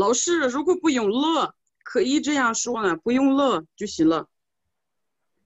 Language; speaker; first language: Chinese; non-native, fluent; Russian